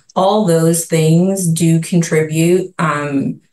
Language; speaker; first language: English; native; English